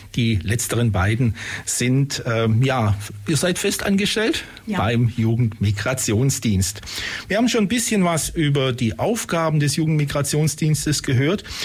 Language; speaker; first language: German; native; German